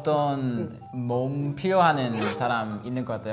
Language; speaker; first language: Korean; non-native, learner; English